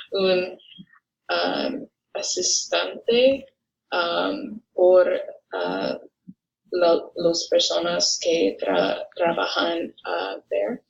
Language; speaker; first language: Spanish; non-native, learner; English